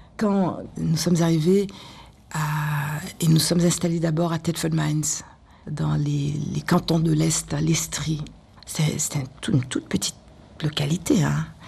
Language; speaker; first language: French; non-native, local second language; Haitian Creole